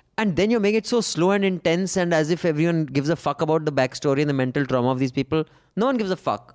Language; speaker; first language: English; non-native, local second language; Punjabi